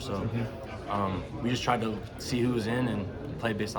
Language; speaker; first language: English; native; English